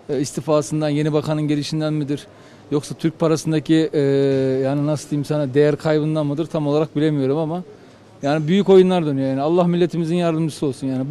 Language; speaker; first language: Turkish; native; Turkish